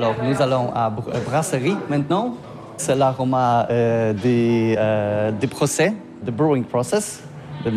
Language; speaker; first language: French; non-native, learner; Polish